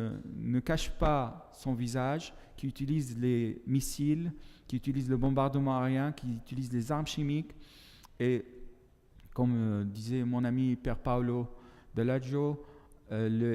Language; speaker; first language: French; non-native, fluent; Arabic